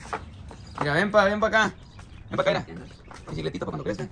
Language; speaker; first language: Spanish; early bilingual, heritage; Spanish